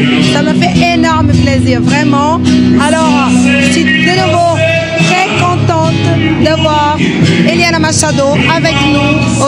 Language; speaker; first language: French; non-native, fluent; Portuguese